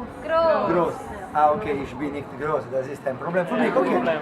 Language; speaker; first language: German; non-native, learner; Italian